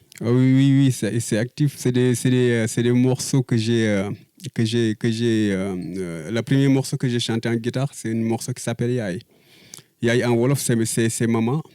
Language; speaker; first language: French; non-native, local second language; Wolof